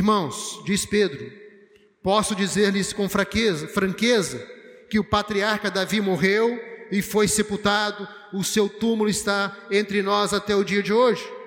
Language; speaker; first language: Portuguese; native; Portuguese